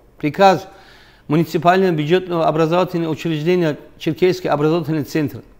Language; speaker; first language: Russian; non-native, local second language; Avaric